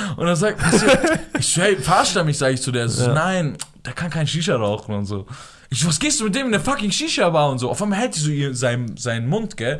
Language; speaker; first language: German; early bilingual, other home language; Persian